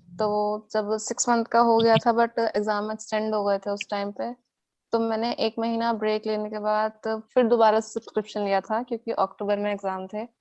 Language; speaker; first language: Hindi; native; Hindi